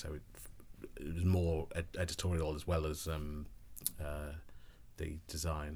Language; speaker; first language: English; native; English